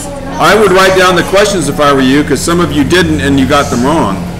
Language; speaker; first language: English; native; English